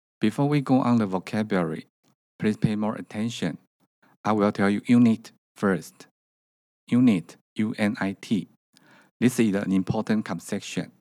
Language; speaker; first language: English; non-native, learner; Chinese